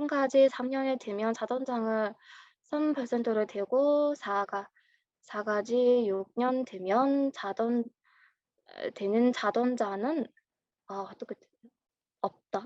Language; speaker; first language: Korean; non-native, learner; Mongolian